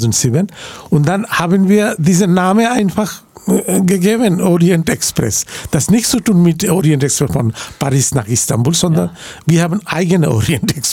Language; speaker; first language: German; non-native, learner; Bangla